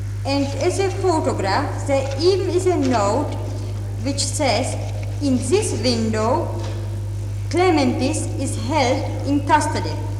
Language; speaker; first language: English; non-native, fluent; Czech